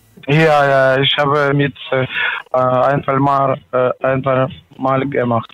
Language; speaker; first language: German; non-native, learner; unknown